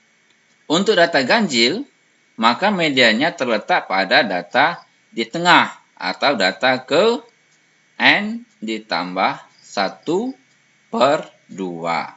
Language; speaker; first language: Indonesian; native; Indonesian